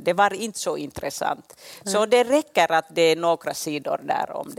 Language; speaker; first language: Swedish; non-native, local second language; Finnish